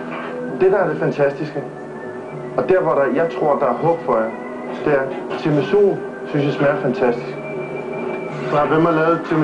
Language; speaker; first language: Danish; native; Danish